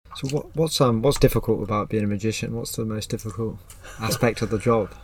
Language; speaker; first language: English; native; English